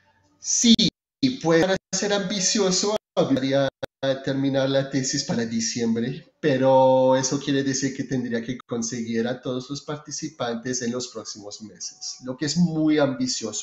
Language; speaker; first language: Spanish; non-native, fluent; French